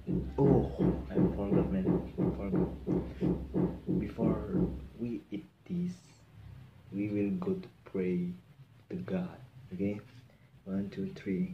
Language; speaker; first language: English; non-native, learner; Indonesian